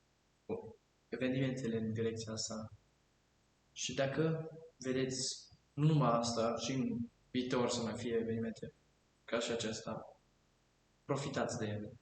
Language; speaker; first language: Romanian; early bilingual, heritage; German